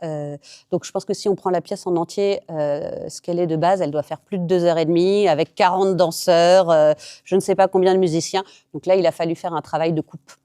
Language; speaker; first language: French; native; French